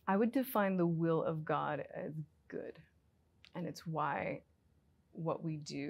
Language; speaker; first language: English; native; English